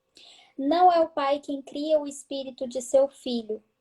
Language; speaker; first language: Portuguese; native; Portuguese